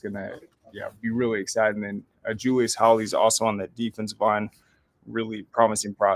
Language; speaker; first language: English; native; English